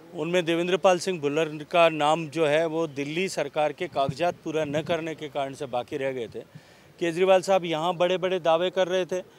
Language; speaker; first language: Hindi; native; Hindi